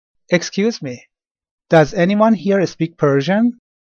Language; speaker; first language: English; non-native, fluent; Persian